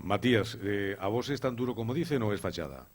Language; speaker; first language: Spanish; native; Spanish